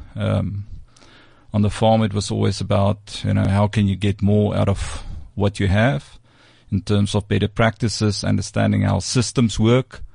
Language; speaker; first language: English; non-native, local second language; Afrikaans